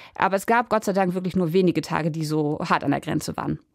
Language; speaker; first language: German; native; German